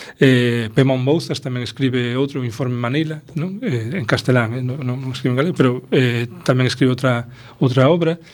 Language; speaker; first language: Galician; non-native, local second language; Spanish